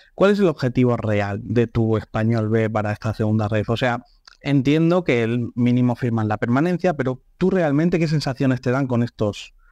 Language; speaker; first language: Spanish; non-native, local second language; Catalan